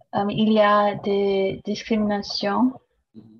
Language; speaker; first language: French; non-native, learner; Portuguese